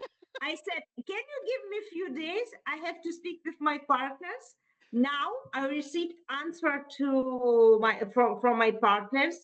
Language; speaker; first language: English; non-native, fluent; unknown